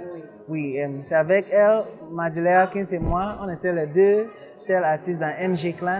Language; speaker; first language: French; non-native, local second language; English